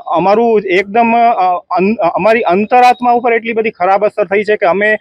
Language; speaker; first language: Gujarati; non-native, local second language; Sindhi